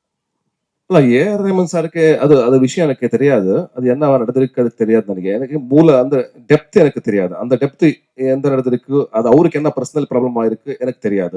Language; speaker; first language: Tamil; non-native, learner; Kannada